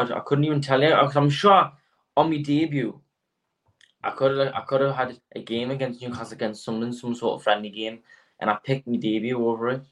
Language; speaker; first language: English; native; English